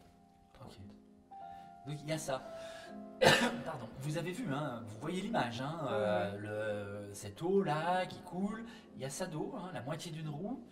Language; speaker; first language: French; native; French